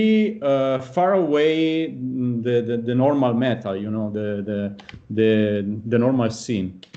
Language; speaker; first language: English; non-native, fluent; Italian